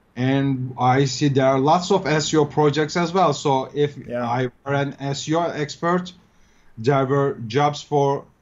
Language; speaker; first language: English; non-native, fluent; Turkish